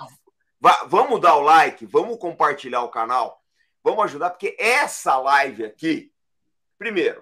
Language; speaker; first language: Portuguese; native; Portuguese